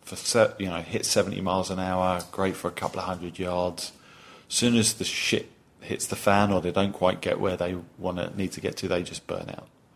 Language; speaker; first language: English; native; English